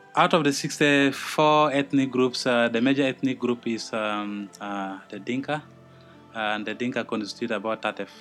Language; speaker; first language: English; non-native, fluent; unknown